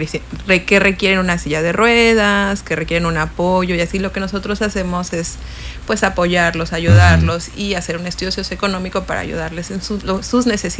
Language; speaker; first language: Spanish; native; Spanish